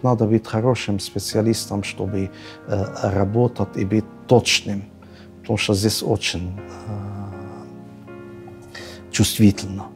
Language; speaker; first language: Russian; non-native, fluent; Arabic